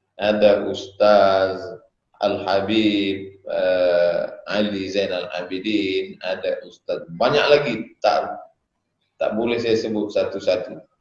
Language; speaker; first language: Malay; native; Malay